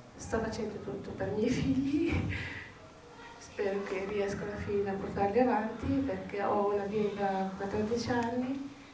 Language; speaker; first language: Italian; non-native, fluent; Arabic